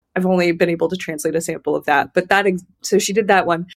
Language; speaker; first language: English; native; English